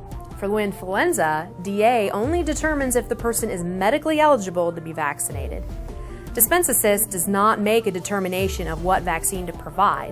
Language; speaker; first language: English; native; English